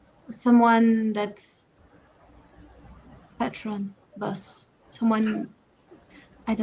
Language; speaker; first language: English; non-native, learner; French